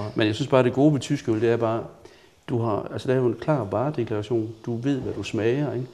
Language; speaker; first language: Danish; native; Danish